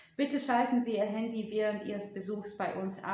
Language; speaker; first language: German; non-native, fluent; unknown